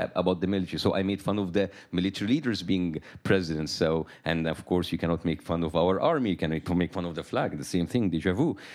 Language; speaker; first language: English; non-native, fluent; Arabic